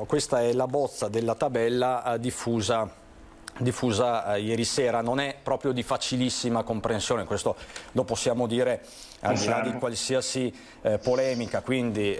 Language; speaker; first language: Italian; native; Italian